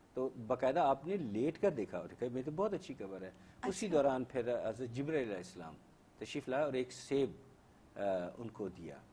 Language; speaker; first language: Urdu; native; Urdu